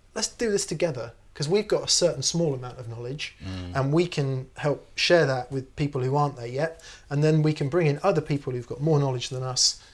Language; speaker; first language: English; native; English